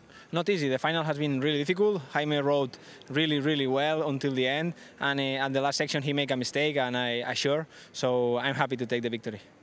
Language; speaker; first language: English; non-native, learner; Catalan